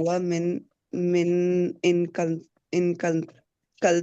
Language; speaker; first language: Arabic; non-native, learner; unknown